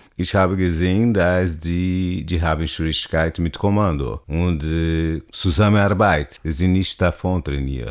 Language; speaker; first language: German; non-native, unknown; Portuguese